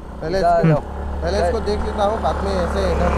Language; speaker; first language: Hindi; non-native, local second language; Assamese